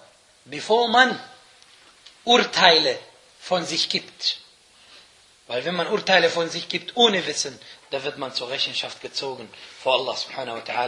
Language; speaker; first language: German; non-native, fluent; Arabic